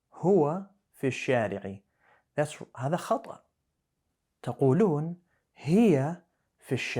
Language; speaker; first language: Arabic; non-native, fluent; English